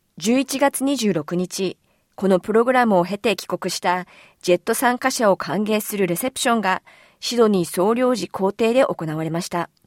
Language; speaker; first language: Japanese; native; Japanese